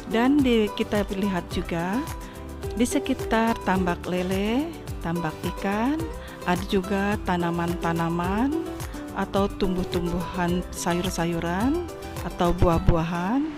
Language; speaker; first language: Indonesian; native; Indonesian